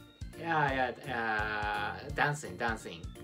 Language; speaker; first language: English; non-native, learner; Japanese